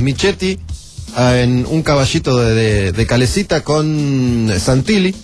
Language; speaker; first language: Spanish; native; Spanish